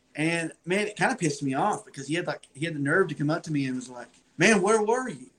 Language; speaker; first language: English; native; English